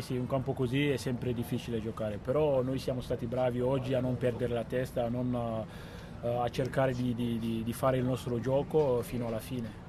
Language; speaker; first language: Italian; non-native, fluent; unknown